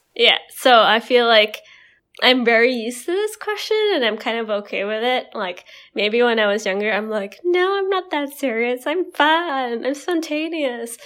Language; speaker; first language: English; non-native, fluent; Indonesian